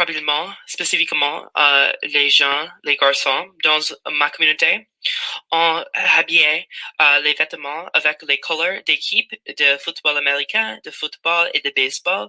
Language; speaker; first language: French; non-native, learner; English